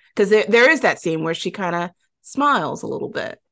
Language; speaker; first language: English; native; English